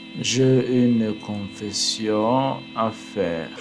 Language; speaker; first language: French; non-native, learner; English